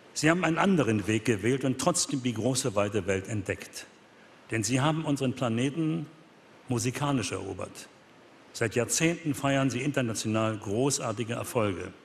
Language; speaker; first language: German; native; German